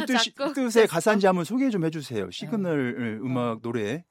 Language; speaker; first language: Korean; native; Korean